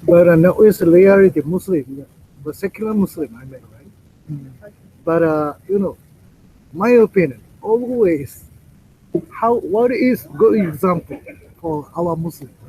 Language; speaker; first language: English; non-native, learner; Japanese